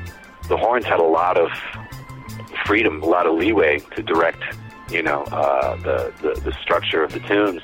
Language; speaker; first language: English; native; English